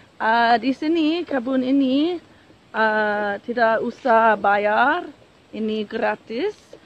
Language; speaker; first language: Indonesian; non-native, learner; English